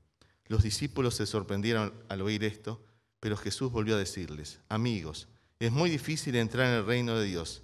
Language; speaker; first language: Spanish; native; Spanish